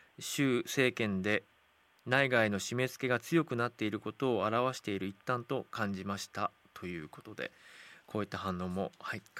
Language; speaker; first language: Japanese; native; Japanese